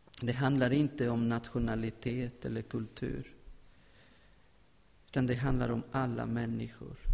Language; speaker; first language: Swedish; non-native, fluent; Spanish